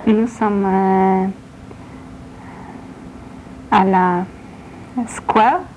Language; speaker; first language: French; non-native, learner; Polish